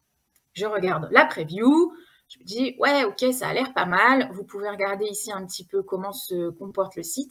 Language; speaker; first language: French; native; French